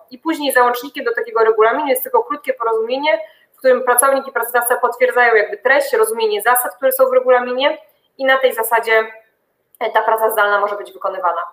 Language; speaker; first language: Polish; native; Polish